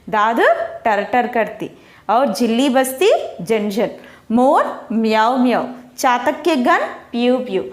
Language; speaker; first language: Hindi; non-native, local second language; Telugu